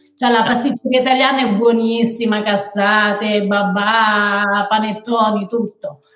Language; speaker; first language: Italian; native; Italian